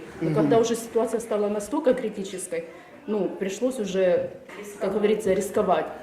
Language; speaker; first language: Russian; native; Russian